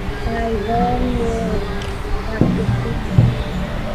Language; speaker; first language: English; non-native, learner; Spanish